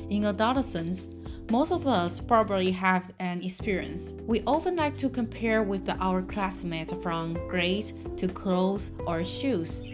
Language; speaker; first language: English; non-native, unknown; Chinese